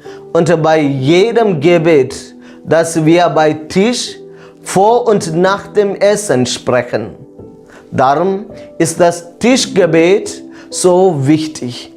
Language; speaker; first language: German; non-native, fluent; Malayalam